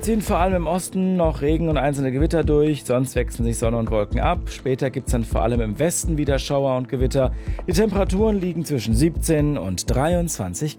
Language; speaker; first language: German; native; German